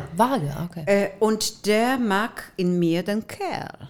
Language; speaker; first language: German; non-native, fluent; Polish